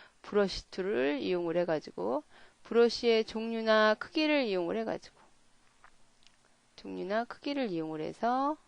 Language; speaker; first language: Korean; native; Korean